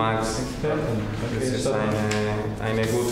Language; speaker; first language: German; non-native, learner; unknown